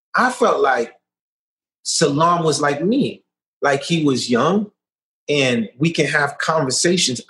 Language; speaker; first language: English; early bilingual, other home language; Haitian Creole